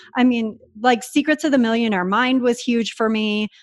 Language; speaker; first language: English; native; English